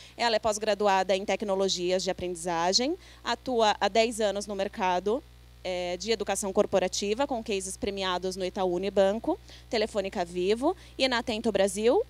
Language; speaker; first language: Portuguese; native; Portuguese